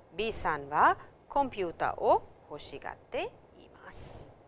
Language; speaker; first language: Japanese; non-native, fluent; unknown